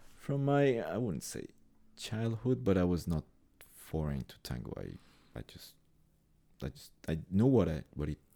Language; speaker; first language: English; non-native, fluent; Spanish